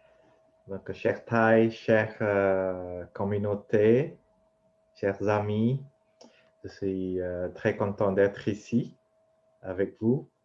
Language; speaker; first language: French; non-native, fluent; Vietnamese